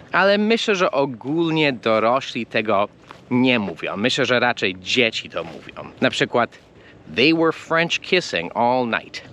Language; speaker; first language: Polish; non-native, fluent; English